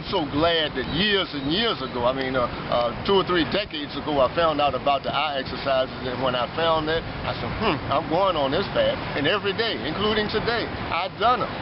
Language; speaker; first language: English; native; English